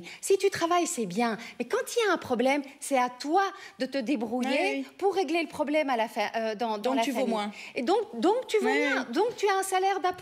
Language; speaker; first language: French; native; French